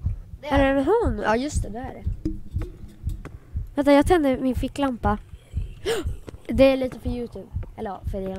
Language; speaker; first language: Swedish; native; Swedish